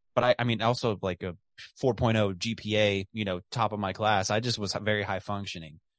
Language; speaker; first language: English; native; English